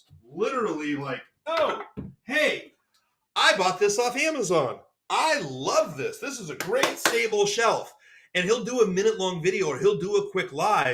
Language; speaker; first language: English; native; English